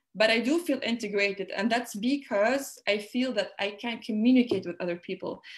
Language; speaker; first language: English; non-native, fluent; Arabic